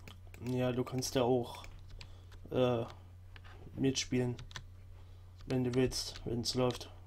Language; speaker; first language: German; native; German